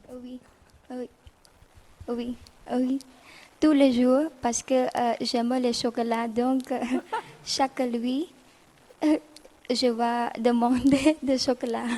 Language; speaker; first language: French; non-native, learner; Khmer